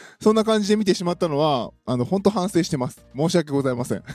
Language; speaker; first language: Japanese; native; Japanese